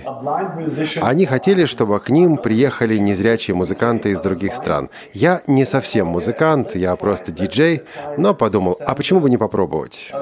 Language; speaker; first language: Russian; non-native, fluent; German